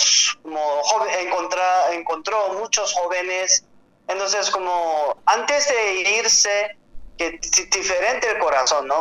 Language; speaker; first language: Spanish; non-native, learner; Korean